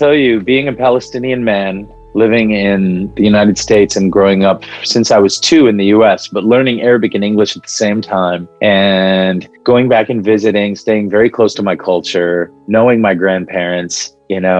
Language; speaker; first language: English; early bilingual, other home language; Arabic